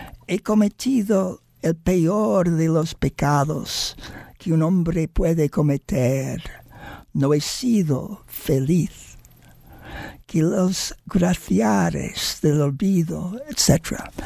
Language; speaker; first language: Spanish; early bilingual, other home language; English